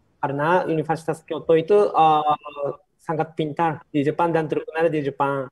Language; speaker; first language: Indonesian; non-native, fluent; Japanese